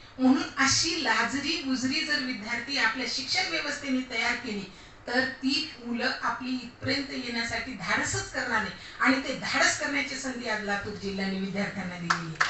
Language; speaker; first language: Marathi; non-native, local second language; Lambadi